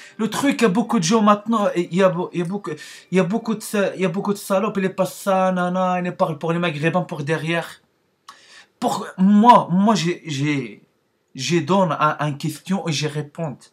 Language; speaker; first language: French; non-native, learner; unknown